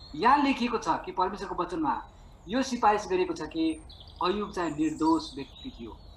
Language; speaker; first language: Nepali; native; Nepali